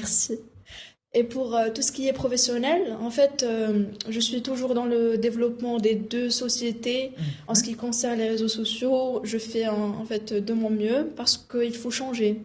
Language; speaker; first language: French; non-native, local second language; Arabic